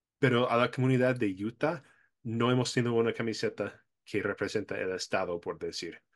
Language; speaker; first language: Spanish; non-native, fluent; English